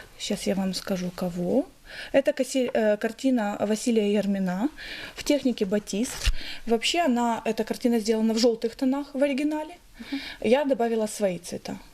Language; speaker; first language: Russian; native; Russian